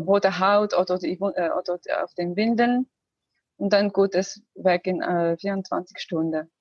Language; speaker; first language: German; non-native, learner; Arabic